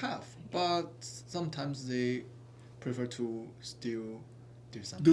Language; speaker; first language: English; non-native, learner; Chinese